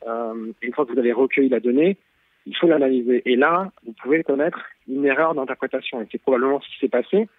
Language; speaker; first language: French; native; French